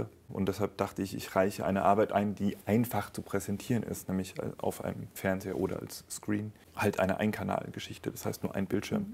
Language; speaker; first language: German; native; German